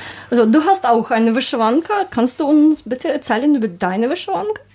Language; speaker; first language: German; non-native, learner; Ukrainian